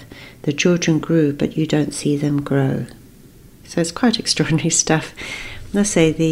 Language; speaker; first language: English; native; English